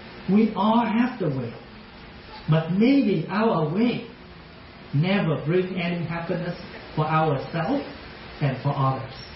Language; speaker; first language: English; early bilingual, other home language; Vietnamese